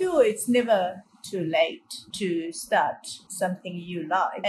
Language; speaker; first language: English; non-native, fluent; Japanese